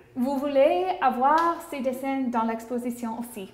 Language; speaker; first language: French; non-native, local second language; English